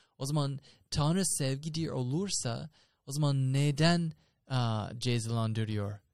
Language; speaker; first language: Turkish; non-native, fluent; English